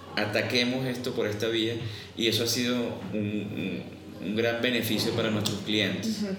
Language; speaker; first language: Spanish; native; Spanish